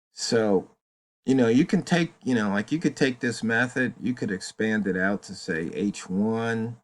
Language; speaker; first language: English; native; English